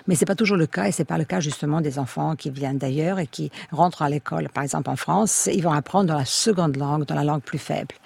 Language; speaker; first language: French; non-native, fluent; Serbian